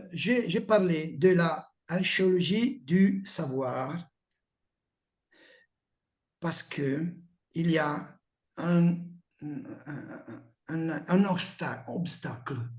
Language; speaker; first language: French; non-native, learner; Italian